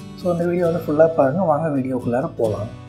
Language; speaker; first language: Tamil; native; Tamil